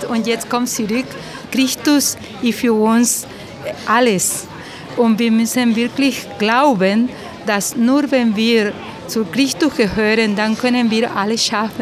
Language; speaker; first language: German; non-native, fluent; Spanish